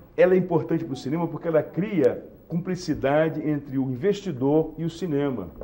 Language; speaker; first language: Portuguese; native; Portuguese